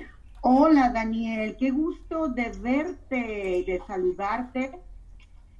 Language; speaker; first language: Spanish; native; Spanish